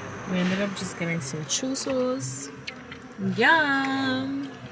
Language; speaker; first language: English; early bilingual, other home language; Spanish